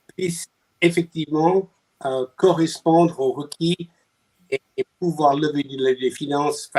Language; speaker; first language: French; non-native, fluent; English